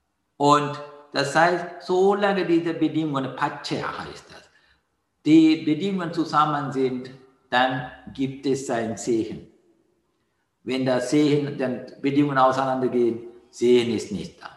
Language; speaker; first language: German; non-native, learner; Sinhala